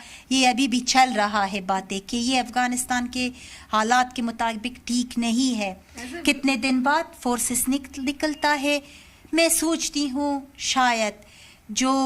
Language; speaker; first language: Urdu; non-native, learner; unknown